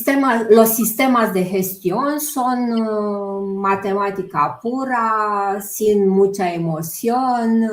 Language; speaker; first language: Spanish; non-native, fluent; Romanian